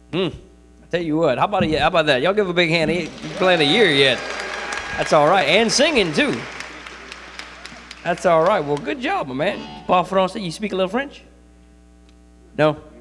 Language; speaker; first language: English; early bilingual, other home language; French